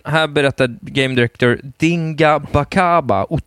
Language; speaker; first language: Swedish; native; Swedish